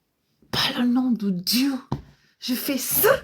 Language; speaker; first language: French; non-native, fluent; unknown